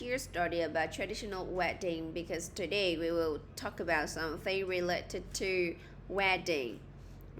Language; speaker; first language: English; non-native, fluent; Vietnamese